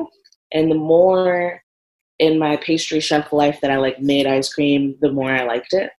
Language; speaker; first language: English; native; English